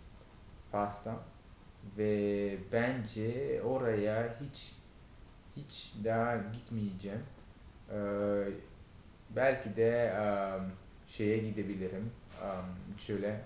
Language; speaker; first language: Turkish; non-native, fluent; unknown